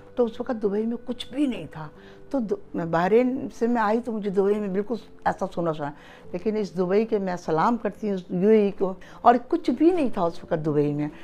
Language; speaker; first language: Urdu; early bilingual, heritage; Urdu